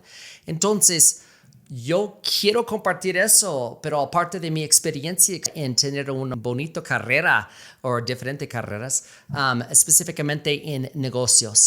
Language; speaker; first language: Spanish; non-native, fluent; English